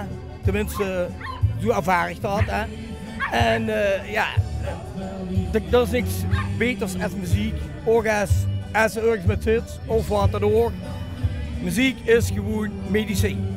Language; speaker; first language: Dutch; native; Dutch